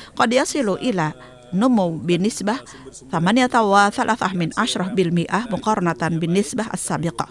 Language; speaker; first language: Arabic; non-native, fluent; Indonesian